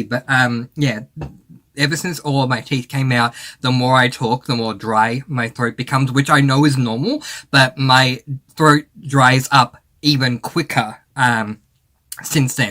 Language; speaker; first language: English; native; English